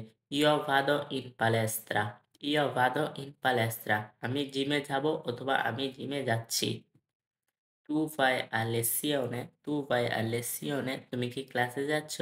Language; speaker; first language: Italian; non-native, learner; Bangla